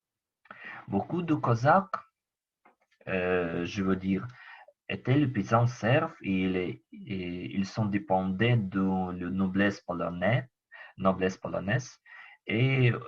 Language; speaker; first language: French; non-native, learner; Ukrainian